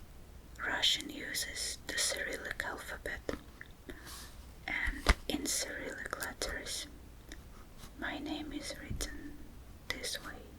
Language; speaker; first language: English; non-native, fluent; Russian